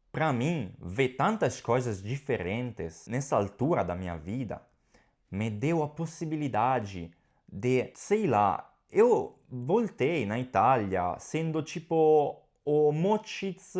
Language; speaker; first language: Portuguese; non-native, fluent; Italian